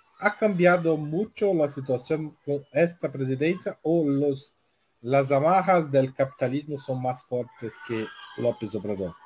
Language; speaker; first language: Spanish; non-native, learner; Portuguese